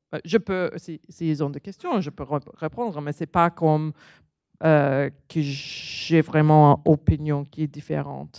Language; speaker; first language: French; non-native, learner; English